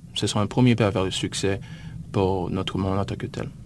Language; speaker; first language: French; native; French